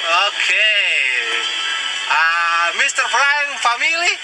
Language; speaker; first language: English; non-native, learner; Indonesian